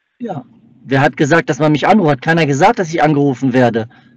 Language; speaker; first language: German; native; German